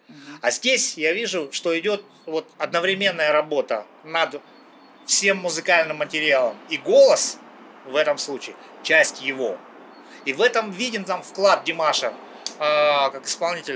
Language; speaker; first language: Russian; native; Russian